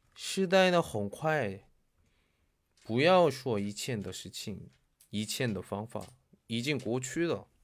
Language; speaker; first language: Chinese; non-native, learner; Korean